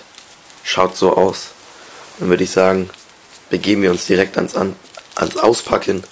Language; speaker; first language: German; native; German